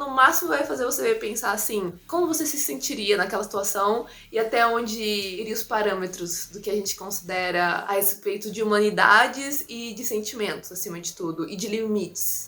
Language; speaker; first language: Portuguese; native; Portuguese